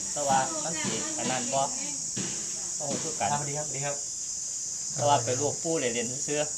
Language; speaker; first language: Thai; native; Thai